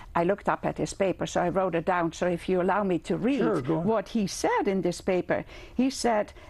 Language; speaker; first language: English; non-native, fluent; Dutch